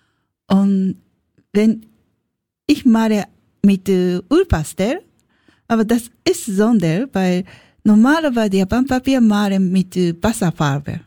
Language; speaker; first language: German; non-native, learner; Japanese